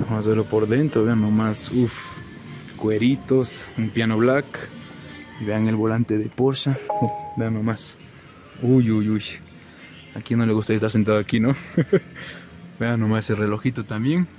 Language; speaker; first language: Spanish; native; Spanish